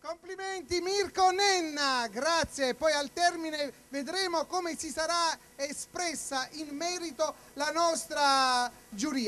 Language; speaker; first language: Italian; native; Italian